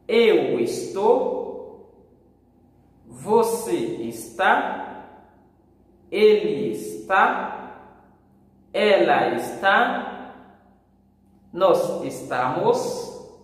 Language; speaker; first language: Portuguese; non-native, fluent; Haitian Creole